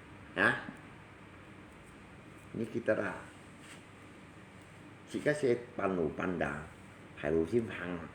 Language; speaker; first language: Indonesian; non-native, local second language; Hakka Chinese